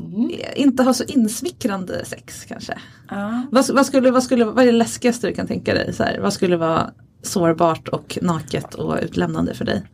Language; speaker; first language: Swedish; native; Swedish